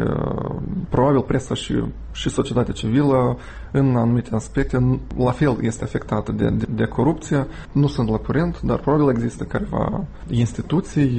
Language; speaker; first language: Romanian; native; Romanian